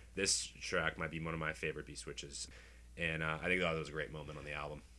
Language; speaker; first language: English; native; English